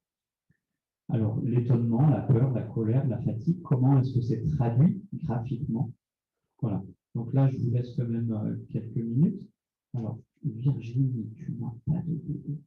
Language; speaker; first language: French; native; French